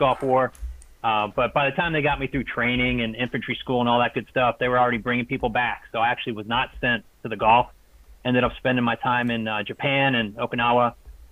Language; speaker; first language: English; native; English